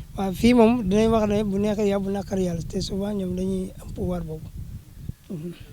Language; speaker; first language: Wolof; native; Wolof